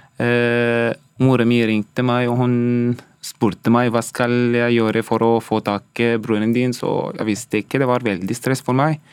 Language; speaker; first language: Norwegian; non-native, learner; Arabic